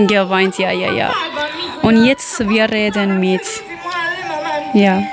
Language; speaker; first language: German; non-native, learner; Persian